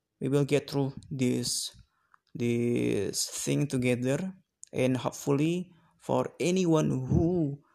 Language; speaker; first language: English; non-native, learner; Indonesian